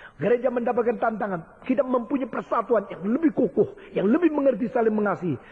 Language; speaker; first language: Indonesian; early bilingual, other home language; Chinese